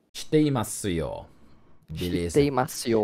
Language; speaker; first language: Japanese; non-native, learner; Portuguese